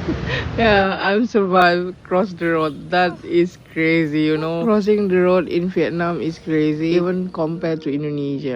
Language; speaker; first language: English; non-native, learner; Indonesian